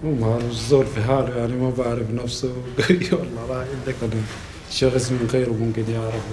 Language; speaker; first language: Arabic; native; Arabic